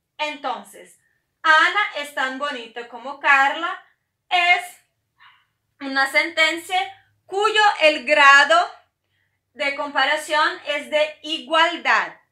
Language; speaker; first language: Spanish; non-native, fluent; Portuguese